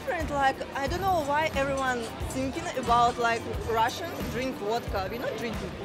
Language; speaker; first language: English; non-native, learner; Russian